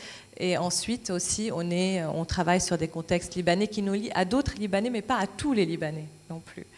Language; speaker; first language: French; non-native, local second language; Arabic